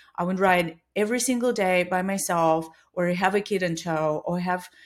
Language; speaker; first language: English; non-native, fluent; Russian